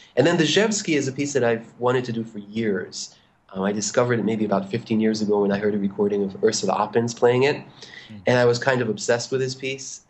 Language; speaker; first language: English; non-native, fluent; Hebrew